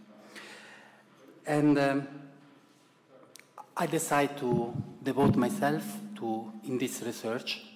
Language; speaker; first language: English; non-native, fluent; Italian